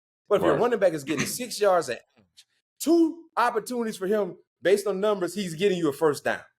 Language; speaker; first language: English; native; English